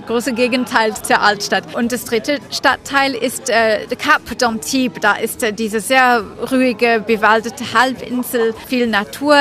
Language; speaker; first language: German; non-native, fluent; French